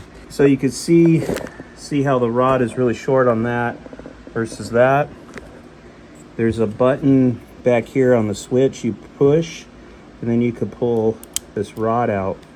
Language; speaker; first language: English; native; English